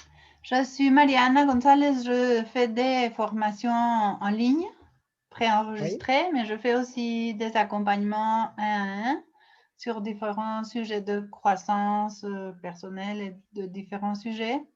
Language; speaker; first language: French; non-native, fluent; Spanish